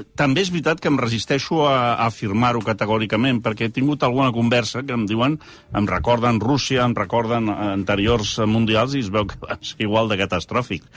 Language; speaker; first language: Catalan; early bilingual, heritage; Catalan